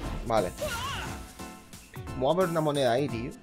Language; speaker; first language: Spanish; native; Spanish